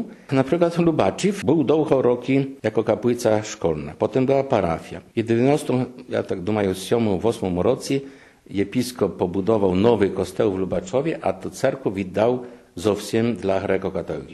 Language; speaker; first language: Ukrainian; non-native, fluent; Polish